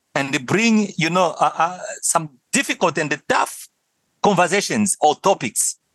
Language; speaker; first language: English; non-native, fluent; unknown